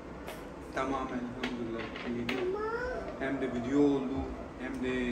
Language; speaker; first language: Turkish; non-native, learner; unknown